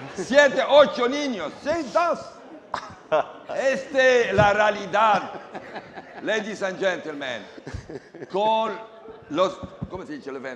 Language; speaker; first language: Spanish; non-native, learner; Romanian